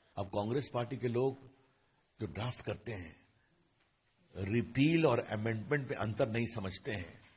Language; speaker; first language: Hindi; native; Hindi